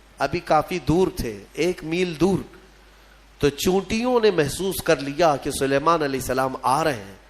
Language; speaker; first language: Urdu; native; Urdu